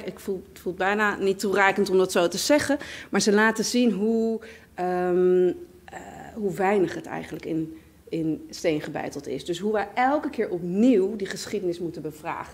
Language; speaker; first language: Dutch; native; Dutch